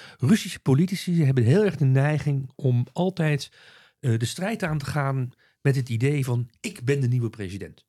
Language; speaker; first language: Dutch; native; Dutch